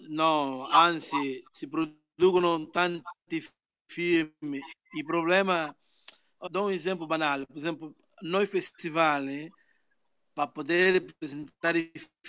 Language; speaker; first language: Italian; non-native, learner; Portuguese